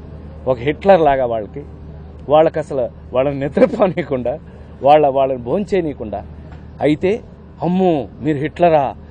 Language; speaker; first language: Telugu; native; Telugu